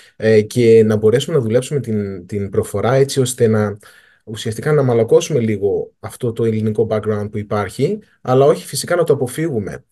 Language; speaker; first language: Greek; native; Greek